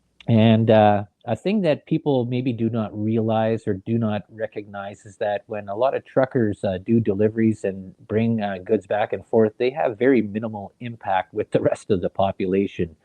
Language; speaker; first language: English; native; English